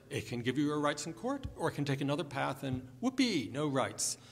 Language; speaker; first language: English; native; English